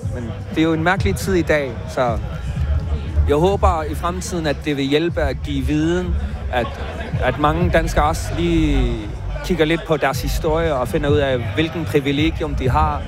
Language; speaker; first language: Danish; non-native, local second language; Kalaallisut